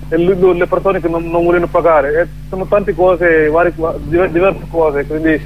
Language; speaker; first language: Italian; non-native, learner; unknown